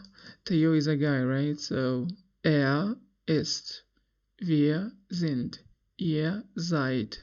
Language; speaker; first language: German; non-native, learner; English